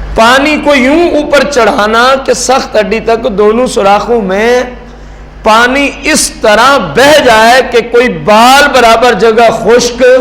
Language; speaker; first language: Urdu; non-native, local second language; Punjabi